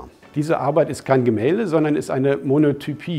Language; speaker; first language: German; native; German